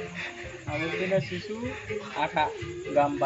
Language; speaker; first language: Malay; non-native, learner; Bangla